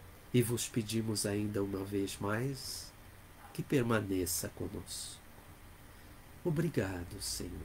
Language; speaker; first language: Portuguese; native; Portuguese